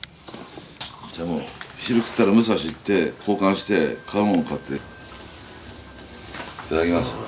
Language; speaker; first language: Japanese; native; Japanese